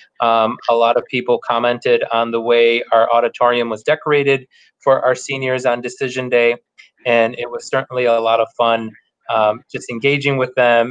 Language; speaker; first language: English; early bilingual, other home language; Spanish